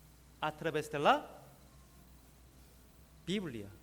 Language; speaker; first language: Spanish; non-native, learner; Korean